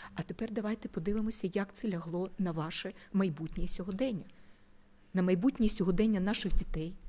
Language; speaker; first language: Ukrainian; non-native, local second language; Russian